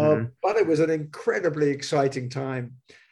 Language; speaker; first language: English; native; English